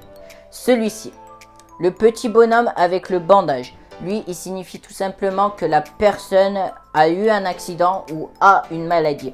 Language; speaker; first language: French; native; French